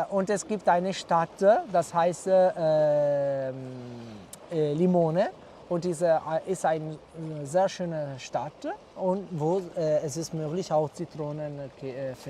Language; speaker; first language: German; non-native, fluent; Italian